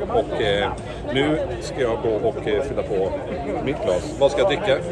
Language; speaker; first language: Swedish; native; Swedish